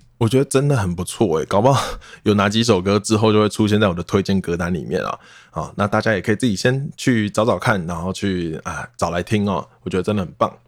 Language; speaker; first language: Chinese; non-native, local second language; Min Nan Chinese